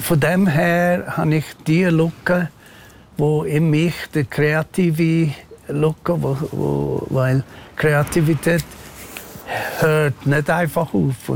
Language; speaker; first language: German; non-native, fluent; Maltese